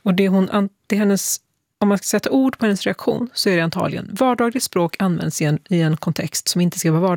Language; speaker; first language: Swedish; native; Swedish